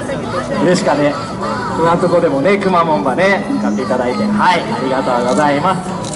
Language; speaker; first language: Japanese; native; Japanese